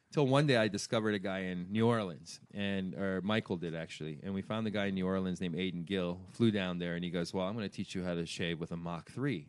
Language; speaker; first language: English; early bilingual, other home language; Persian